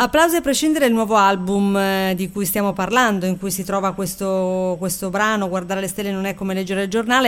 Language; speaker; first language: Italian; native; Italian